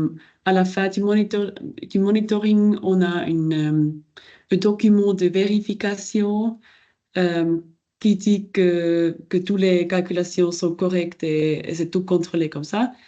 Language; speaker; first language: French; non-native, local second language; German